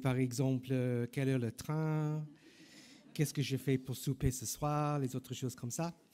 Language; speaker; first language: French; non-native, learner; English